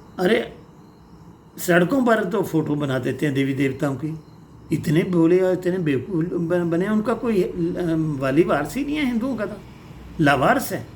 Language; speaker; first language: Hindi; non-native, local second language; Punjabi